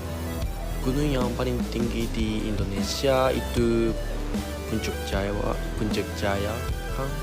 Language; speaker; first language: Indonesian; non-native, learner; Japanese